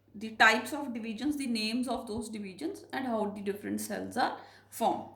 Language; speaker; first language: English; non-native, local second language; Punjabi